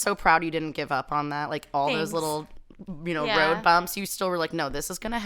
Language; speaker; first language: English; native; English